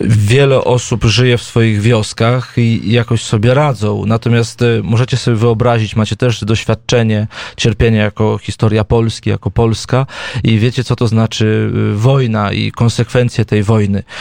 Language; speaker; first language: Polish; native; Polish